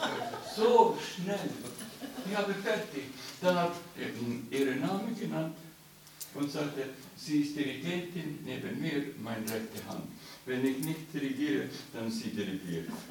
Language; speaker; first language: German; non-native, learner; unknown